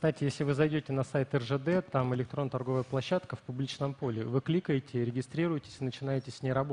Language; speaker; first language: Russian; native; Russian